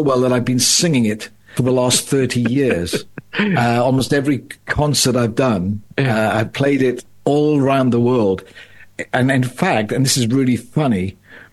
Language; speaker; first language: English; native; English